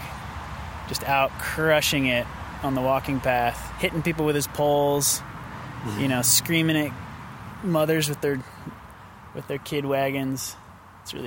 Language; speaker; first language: English; native; English